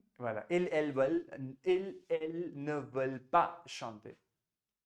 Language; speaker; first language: French; non-native, fluent; Hindi